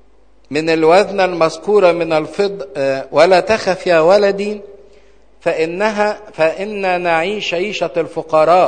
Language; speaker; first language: Arabic; native; Arabic